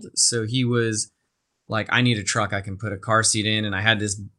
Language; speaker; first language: English; native; English